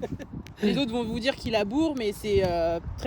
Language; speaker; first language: French; native; French